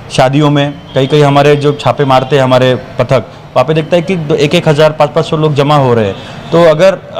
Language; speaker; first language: Hindi; non-native, local second language; Marathi